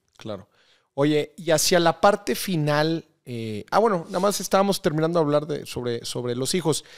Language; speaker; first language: Spanish; native; Spanish